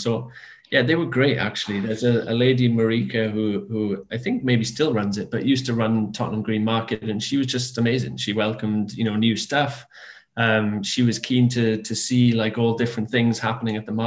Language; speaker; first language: English; native; English